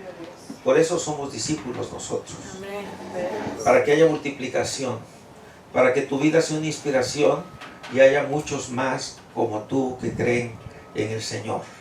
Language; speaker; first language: Spanish; native; Spanish